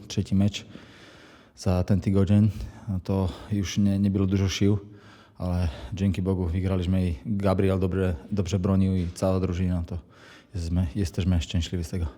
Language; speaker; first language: Polish; non-native, fluent; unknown